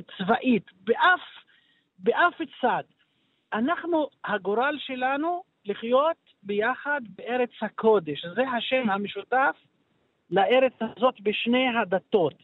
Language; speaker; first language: Hebrew; non-native, local second language; Arabic